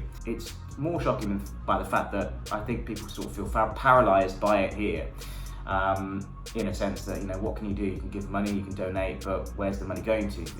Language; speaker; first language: English; native; English